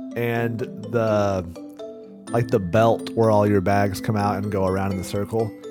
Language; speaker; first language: English; native; English